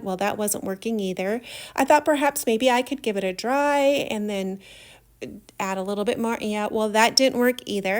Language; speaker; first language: English; native; English